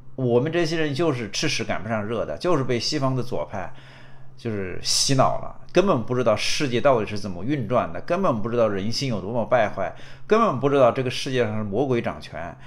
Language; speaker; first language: Chinese; native; Chinese